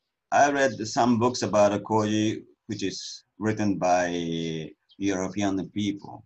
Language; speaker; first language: English; non-native, learner; Japanese